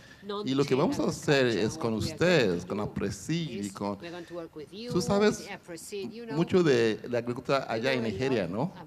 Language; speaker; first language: Spanish; non-native, fluent; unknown